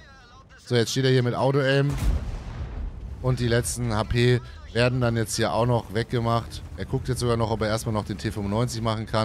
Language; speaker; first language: German; native; German